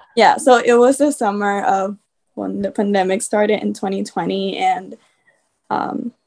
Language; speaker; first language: English; early bilingual, other home language; Spanish